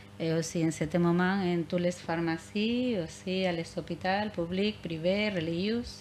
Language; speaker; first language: French; non-native, learner; Spanish